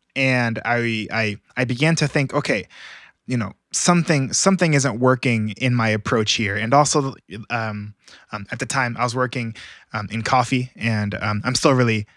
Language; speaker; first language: English; native; English